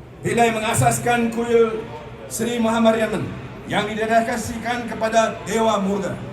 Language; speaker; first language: Malay; non-native, local second language; Punjabi